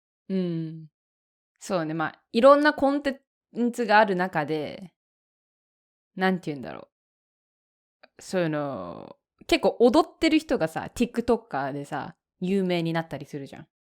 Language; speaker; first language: Japanese; native; Japanese